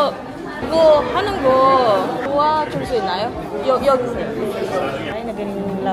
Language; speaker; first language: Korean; non-native, fluent; Filipino